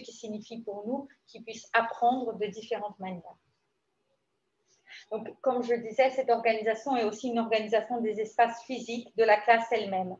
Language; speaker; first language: French; native; French